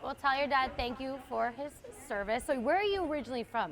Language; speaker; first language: English; native; English